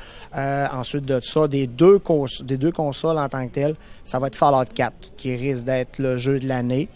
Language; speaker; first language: French; native; French